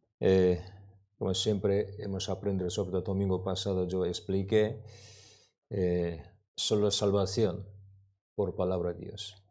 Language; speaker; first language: Spanish; non-native, learner; Korean